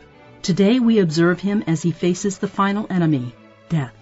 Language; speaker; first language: English; native; English